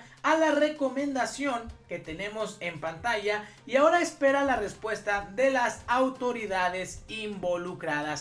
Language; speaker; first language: Spanish; native; Spanish